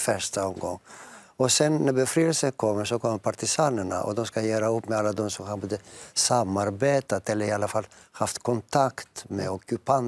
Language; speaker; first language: Swedish; non-native, fluent; Greek